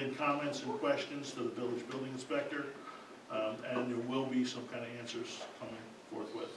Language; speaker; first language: English; native; English